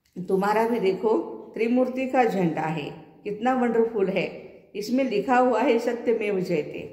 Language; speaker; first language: Hindi; non-native, local second language; Marathi